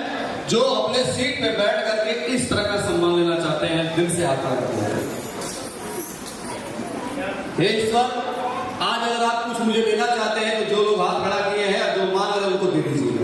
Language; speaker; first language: Hindi; native; Hindi